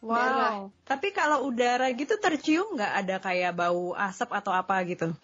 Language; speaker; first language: Indonesian; native; Indonesian